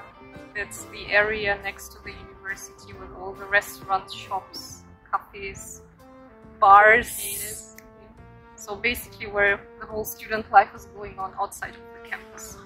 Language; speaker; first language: English; non-native, learner; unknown